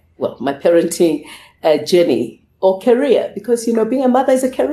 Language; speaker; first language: English; non-native, local second language; Zulu